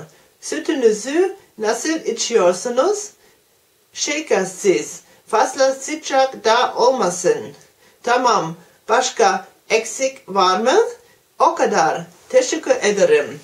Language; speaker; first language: Turkish; non-native, learner; German